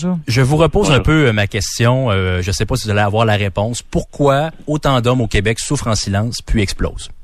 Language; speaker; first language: French; native; French